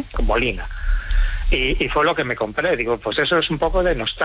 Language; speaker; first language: Spanish; early bilingual, other home language; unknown